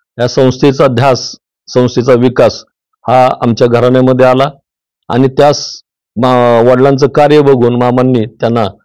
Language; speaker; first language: Marathi; native; Marathi